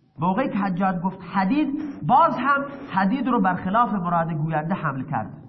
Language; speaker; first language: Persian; non-native, local second language; Baluchi